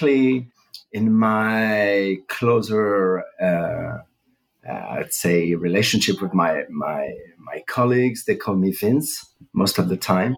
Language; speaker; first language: English; non-native, fluent; French